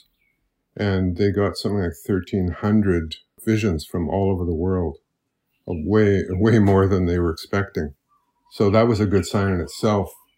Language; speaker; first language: English; native; English